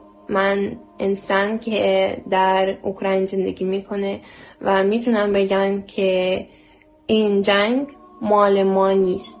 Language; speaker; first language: Persian; non-native, learner; Ukrainian